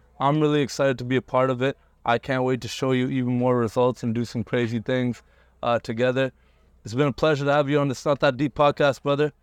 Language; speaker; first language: English; early bilingual, other home language; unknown